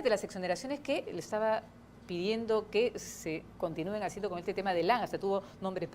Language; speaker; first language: Spanish; native; Spanish